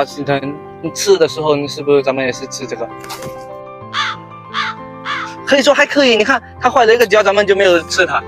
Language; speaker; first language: Chinese; native; Chinese